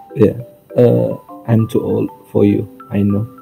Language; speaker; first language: English; non-native, learner; Indonesian